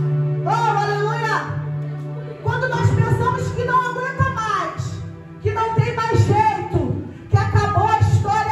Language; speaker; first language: Portuguese; native; Portuguese